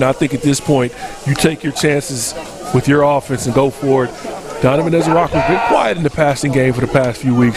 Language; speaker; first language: English; native; English